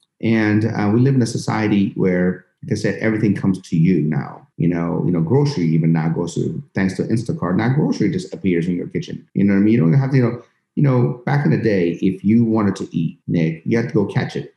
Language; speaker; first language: English; early bilingual, other home language; Persian